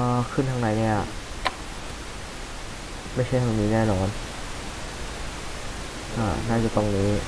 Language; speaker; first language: Thai; native; Thai